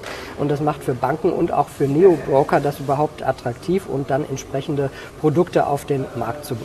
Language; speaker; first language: German; native; German